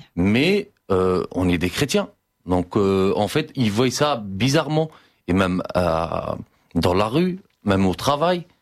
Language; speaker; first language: French; non-native, fluent; Arabic